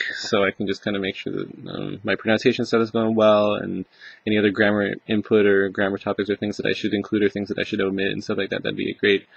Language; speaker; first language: English; native; English